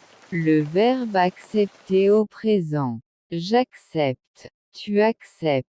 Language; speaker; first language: French; non-native, local second language; Arabic